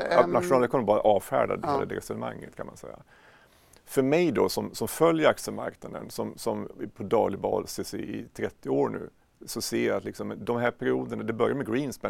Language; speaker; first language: Swedish; native; Swedish